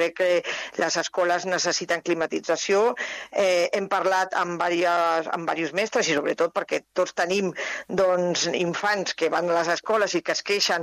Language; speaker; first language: Catalan; native; Catalan